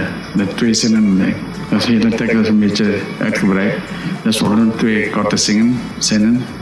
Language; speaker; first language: Dutch; non-native, local second language; Minangkabau